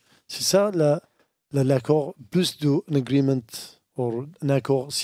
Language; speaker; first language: French; non-native, learner; Arabic